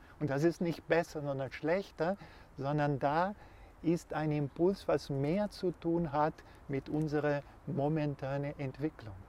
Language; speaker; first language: German; non-native, fluent; Portuguese